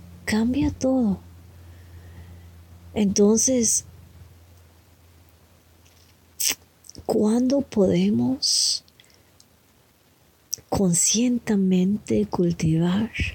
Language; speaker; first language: Spanish; non-native, learner; English